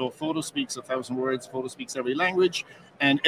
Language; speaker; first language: English; native; English